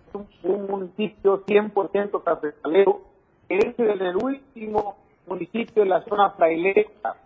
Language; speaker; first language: Spanish; native; Spanish